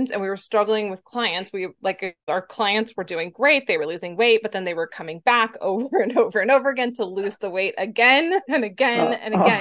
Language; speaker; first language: English; native; English